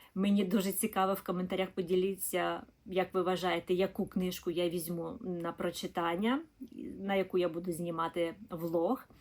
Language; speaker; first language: Ukrainian; non-native, local second language; Russian